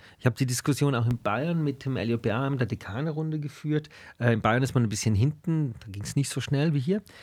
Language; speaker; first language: German; native; German